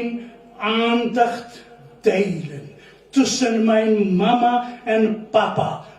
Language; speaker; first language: Dutch; non-native, learner; Urdu